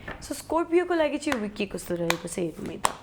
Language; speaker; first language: Nepali; native; Nepali